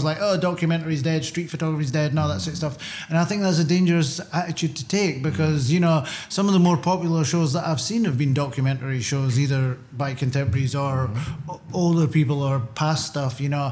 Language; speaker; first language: English; native; English